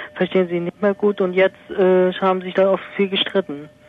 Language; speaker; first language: German; early bilingual, other home language; Turkish